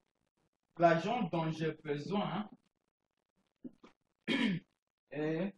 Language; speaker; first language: French; non-native, fluent; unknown